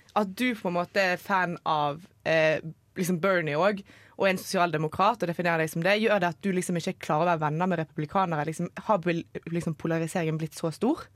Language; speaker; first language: Norwegian; native; Norwegian